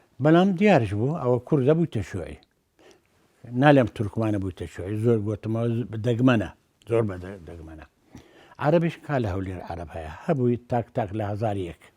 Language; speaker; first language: Central Kurdish; non-native, local second language; Azerbaijani